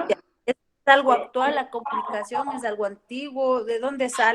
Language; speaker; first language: Spanish; native; Spanish